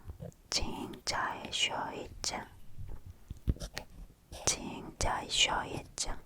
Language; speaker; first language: Chinese; non-native, learner; Korean